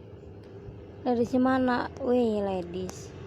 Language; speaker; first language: Indonesian; native; Indonesian